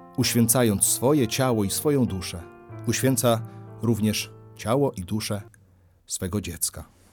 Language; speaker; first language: Polish; native; Polish